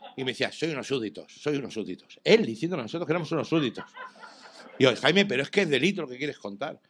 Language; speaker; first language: Spanish; native; Spanish